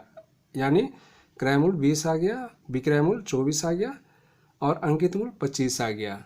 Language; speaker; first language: Hindi; native; Hindi